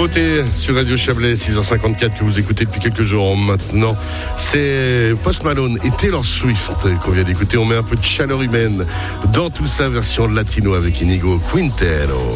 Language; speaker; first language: French; native; French